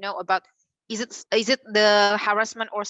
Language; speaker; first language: English; non-native, fluent; Indonesian